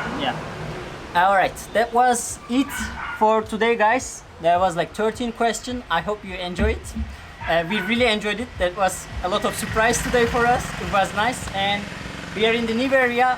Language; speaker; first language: English; non-native, fluent; Turkish